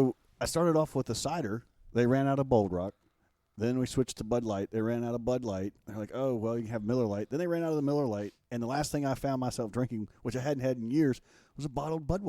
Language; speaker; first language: English; native; English